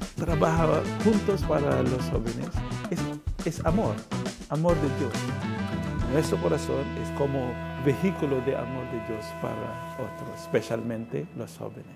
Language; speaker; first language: Spanish; non-native, learner; Filipino